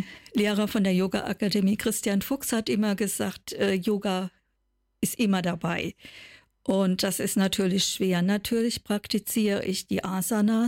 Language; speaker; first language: German; native; German